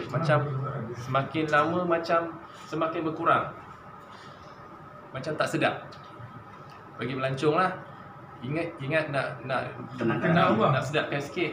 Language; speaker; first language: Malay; non-native, local second language; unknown